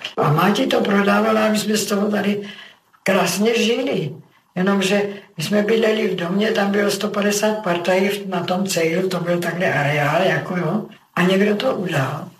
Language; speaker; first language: Czech; native; Czech